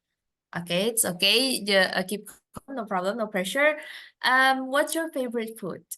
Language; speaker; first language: English; non-native, fluent; Indonesian